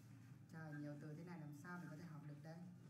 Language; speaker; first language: Vietnamese; native; Vietnamese